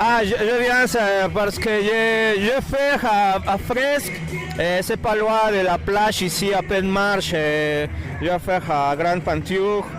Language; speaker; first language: French; non-native, learner; Spanish